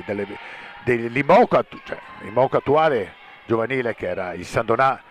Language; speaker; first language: Italian; native; Italian